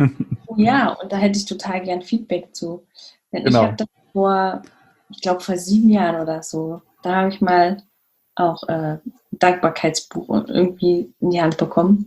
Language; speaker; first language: German; native; German